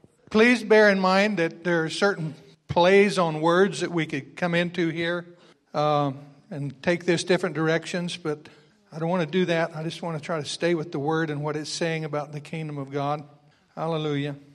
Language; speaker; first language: English; native; English